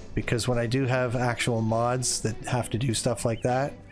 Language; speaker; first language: English; native; English